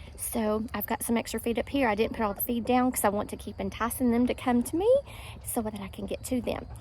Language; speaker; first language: English; native; English